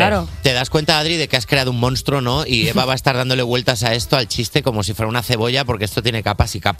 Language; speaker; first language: Spanish; native; Spanish